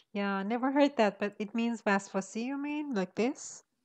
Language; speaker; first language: English; non-native, fluent; Persian